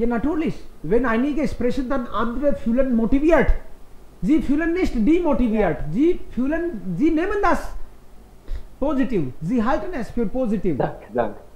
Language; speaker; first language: German; non-native, fluent; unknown